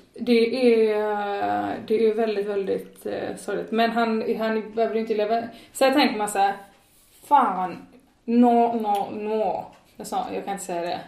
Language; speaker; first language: Swedish; native; Swedish